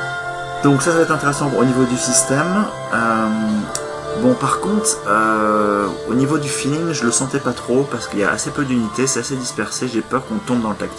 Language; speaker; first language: French; native; French